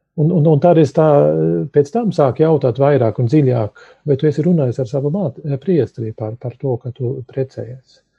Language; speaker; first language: Latvian; early bilingual, heritage; Latvian